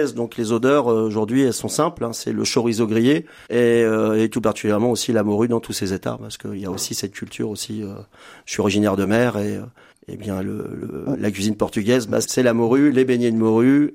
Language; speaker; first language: French; native; French